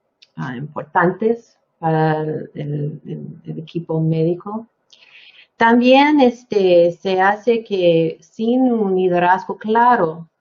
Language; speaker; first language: Spanish; non-native, fluent; English